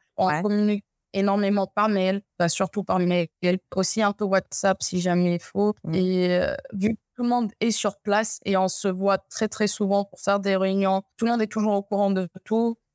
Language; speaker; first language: French; non-native, fluent; Amharic